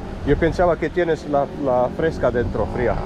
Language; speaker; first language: Spanish; non-native, learner; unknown